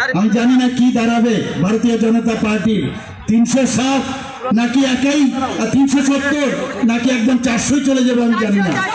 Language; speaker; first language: Bangla; native; Bangla